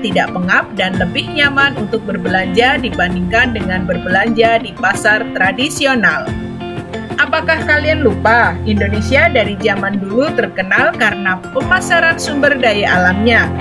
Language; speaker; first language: Indonesian; native; Indonesian